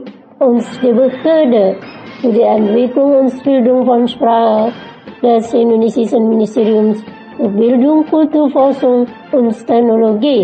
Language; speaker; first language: German; non-native, fluent; Indonesian